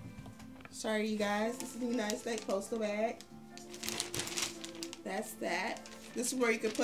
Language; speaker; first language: English; native; English